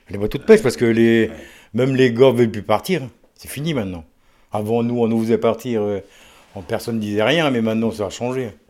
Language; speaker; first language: French; native; French